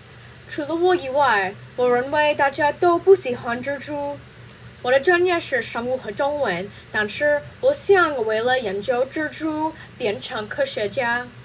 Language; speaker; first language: Chinese; non-native, learner; English